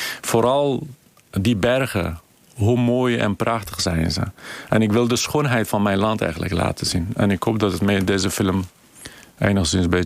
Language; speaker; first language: Dutch; non-native, fluent; Kurdish